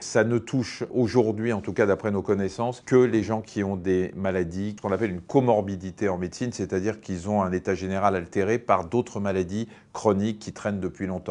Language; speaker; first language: French; native; French